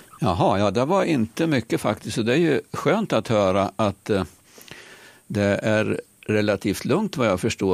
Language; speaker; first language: Swedish; native; Swedish